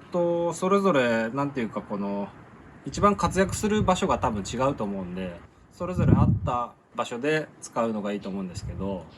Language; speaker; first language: Japanese; native; Japanese